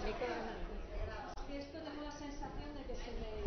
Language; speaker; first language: Spanish; native; Spanish